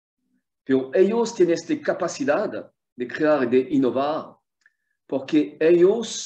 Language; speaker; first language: Spanish; non-native, fluent; French